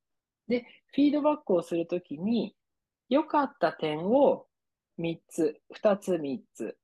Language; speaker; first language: Japanese; native; Japanese